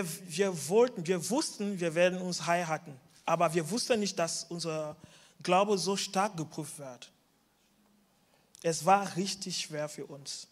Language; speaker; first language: German; non-native, fluent; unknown